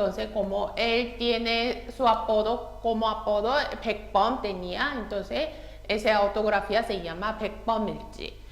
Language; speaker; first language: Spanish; non-native, fluent; Korean